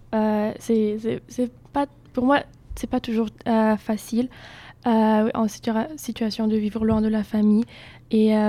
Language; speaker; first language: French; non-native, fluent; German